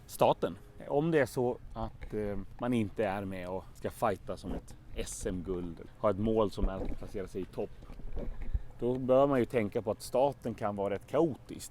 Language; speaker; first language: Swedish; native; Swedish